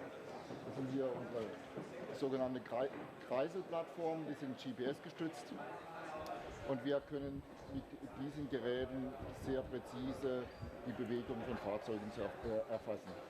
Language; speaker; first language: German; native; German